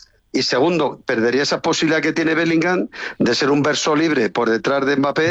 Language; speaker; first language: Spanish; native; Spanish